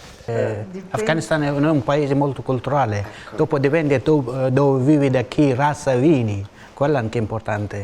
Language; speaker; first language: Italian; non-native, learner; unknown